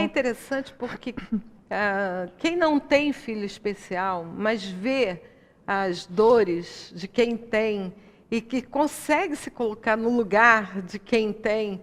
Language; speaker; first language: Portuguese; native; Portuguese